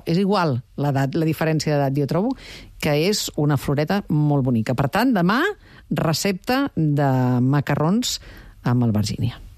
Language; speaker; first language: Catalan; native; Catalan